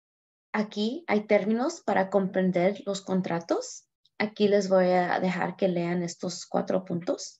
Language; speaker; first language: Spanish; early bilingual, heritage; Spanish